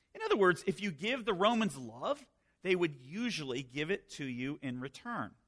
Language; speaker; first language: English; native; English